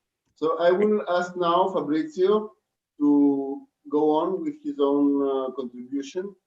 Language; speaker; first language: English; non-native, fluent; Greek